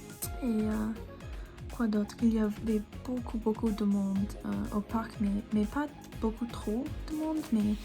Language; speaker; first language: French; non-native, learner; English